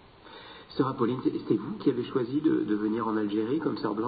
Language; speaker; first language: French; native; French